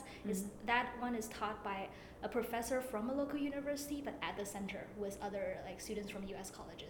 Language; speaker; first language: English; non-native, fluent; Chinese